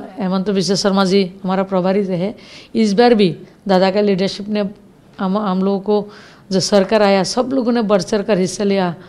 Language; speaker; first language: Hindi; non-native, local second language; Bangla